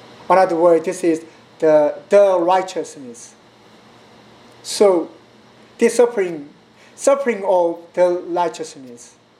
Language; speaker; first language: English; non-native, learner; Korean